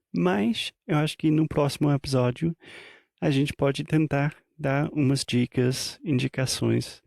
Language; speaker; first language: Portuguese; non-native, fluent; English